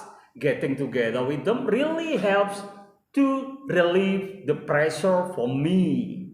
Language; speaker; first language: English; non-native, fluent; Indonesian